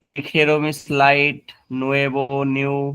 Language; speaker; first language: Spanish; non-native, learner; Hindi